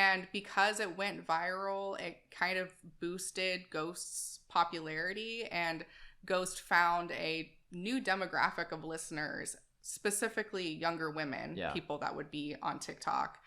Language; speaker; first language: English; native; English